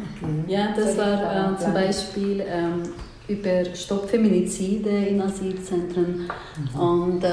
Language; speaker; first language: German; non-native, learner; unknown